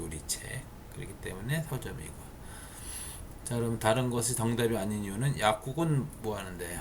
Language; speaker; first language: Korean; native; Korean